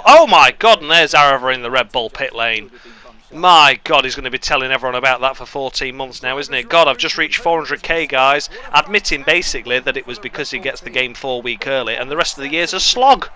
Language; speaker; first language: English; native; English